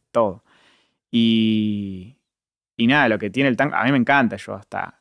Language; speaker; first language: Spanish; native; Spanish